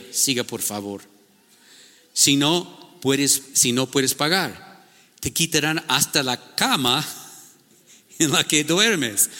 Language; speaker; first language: Spanish; non-native, fluent; English